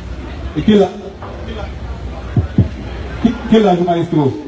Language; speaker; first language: French; non-native, local second language; Haitian Creole